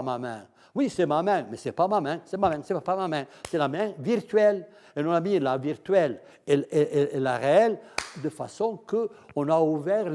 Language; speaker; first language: French; non-native, fluent; Italian